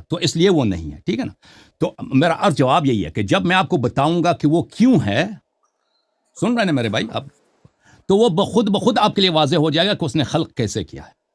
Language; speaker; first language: Urdu; non-native, fluent; Persian